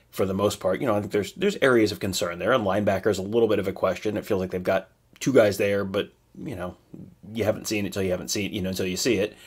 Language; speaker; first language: English; native; English